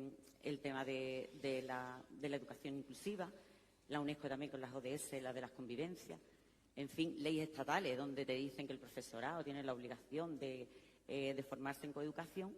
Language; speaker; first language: Spanish; native; Spanish